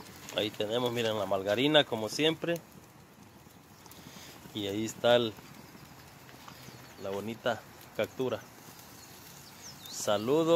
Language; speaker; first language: Spanish; native; Spanish